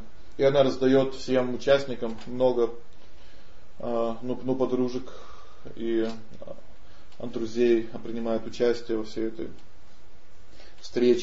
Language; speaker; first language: Russian; native; Russian